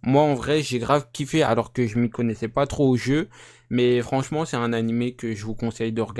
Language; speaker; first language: French; native; French